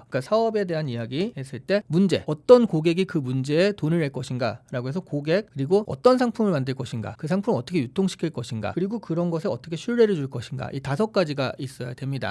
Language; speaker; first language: Korean; native; Korean